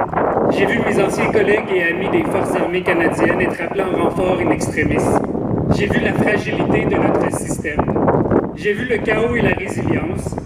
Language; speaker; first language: French; native; French